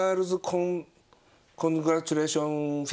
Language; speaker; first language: English; non-native, learner; Japanese